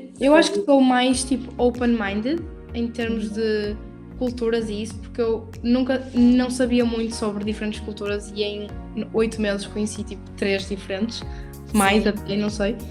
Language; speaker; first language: Portuguese; native; Portuguese